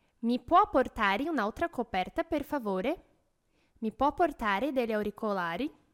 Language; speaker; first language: Italian; non-native, fluent; Portuguese